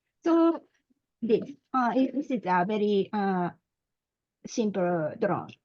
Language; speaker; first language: English; non-native, learner; Japanese